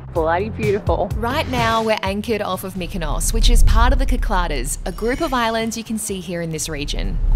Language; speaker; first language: English; native; English